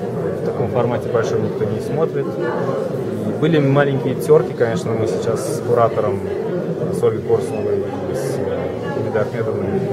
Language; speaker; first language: Russian; native; Russian